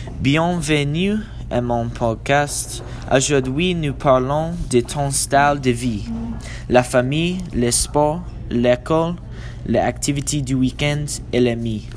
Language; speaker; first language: French; non-native, learner; English